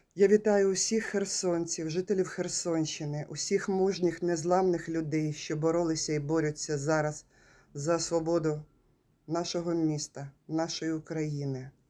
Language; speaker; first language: Ukrainian; native; Ukrainian